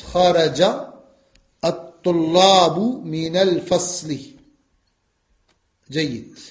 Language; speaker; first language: Arabic; non-native, fluent; French